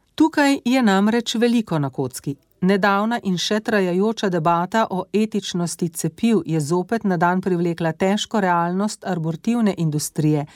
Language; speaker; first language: Slovenian; native; Slovenian